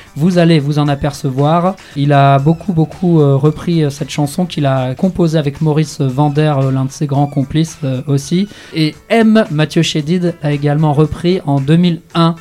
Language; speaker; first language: French; native; French